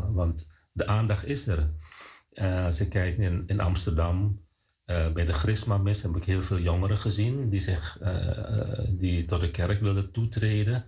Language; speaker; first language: Dutch; non-native, fluent; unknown